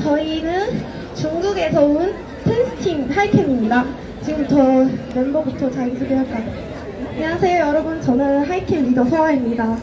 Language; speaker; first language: Korean; non-native, fluent; Chinese